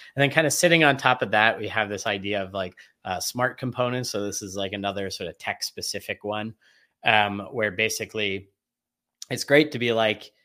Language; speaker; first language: English; native; English